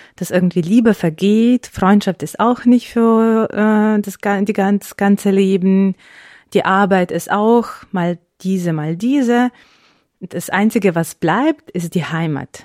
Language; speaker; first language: German; non-native, fluent; Ukrainian